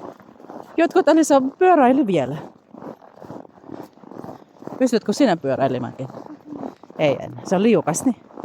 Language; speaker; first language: Finnish; non-native, learner; Bikol